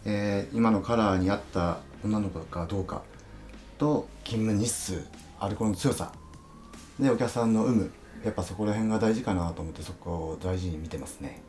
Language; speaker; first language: Japanese; native; Japanese